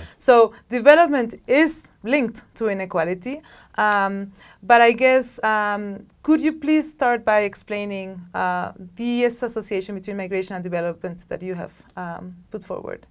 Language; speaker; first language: English; non-native, fluent; Spanish